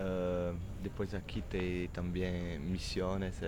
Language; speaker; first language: Spanish; non-native, learner; French